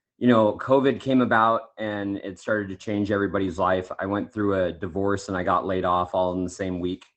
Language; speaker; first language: English; native; English